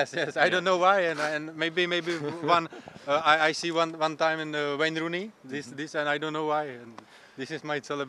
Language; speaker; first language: English; non-native, learner; Czech